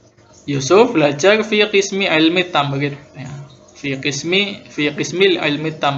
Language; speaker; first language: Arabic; non-native, fluent; Indonesian